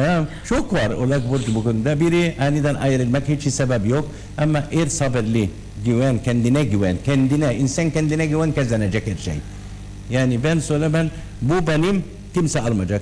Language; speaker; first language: Turkish; non-native, learner; Arabic